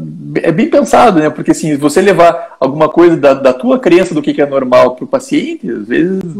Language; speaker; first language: Portuguese; native; Portuguese